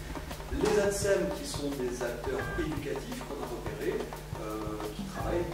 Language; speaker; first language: French; native; French